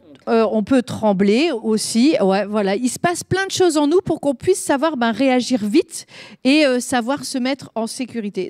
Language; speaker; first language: French; native; French